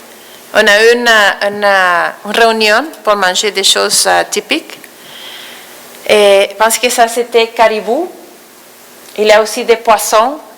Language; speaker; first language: French; non-native, fluent; Spanish